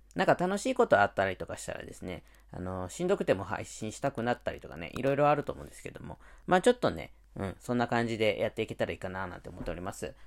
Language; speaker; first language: Japanese; native; Japanese